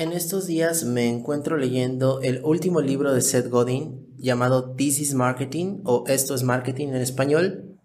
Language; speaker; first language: Spanish; native; Spanish